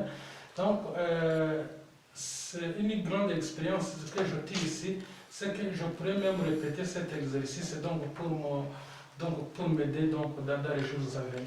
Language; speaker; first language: French; non-native, local second language; Rundi